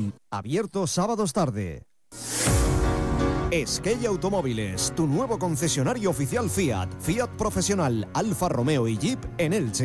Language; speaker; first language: Spanish; native; Spanish